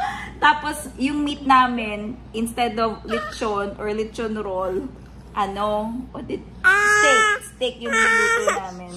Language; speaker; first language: Filipino; native; Filipino